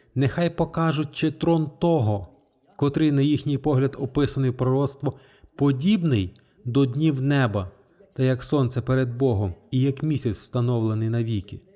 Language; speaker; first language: Ukrainian; non-native, fluent; French